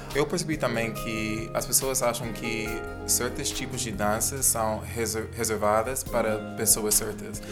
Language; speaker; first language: Portuguese; non-native, fluent; English